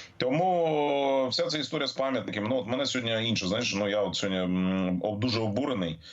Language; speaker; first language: Ukrainian; native; Ukrainian